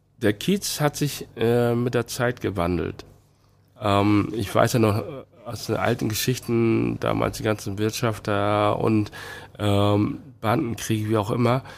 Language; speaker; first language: German; early bilingual, other home language; Chinese